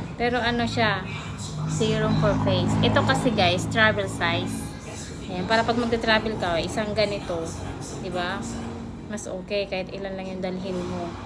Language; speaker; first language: Filipino; non-native, local second language; Cebuano